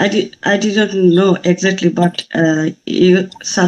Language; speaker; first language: English; non-native, learner; Bangla